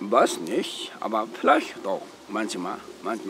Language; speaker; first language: German; non-native, learner; Tibetan